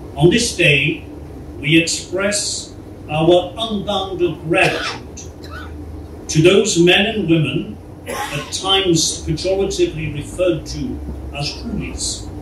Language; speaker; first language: English; non-native, local second language; Morisyen